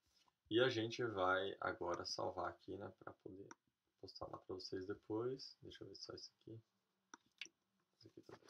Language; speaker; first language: Portuguese; native; Portuguese